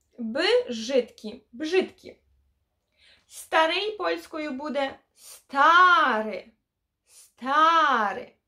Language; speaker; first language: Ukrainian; native; Ukrainian